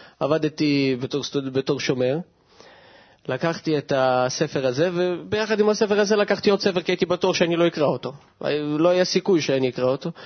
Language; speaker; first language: Hebrew; early bilingual, other home language; Russian